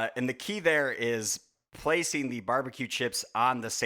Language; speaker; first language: English; native; English